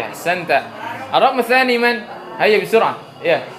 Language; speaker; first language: Arabic; non-native, fluent; Indonesian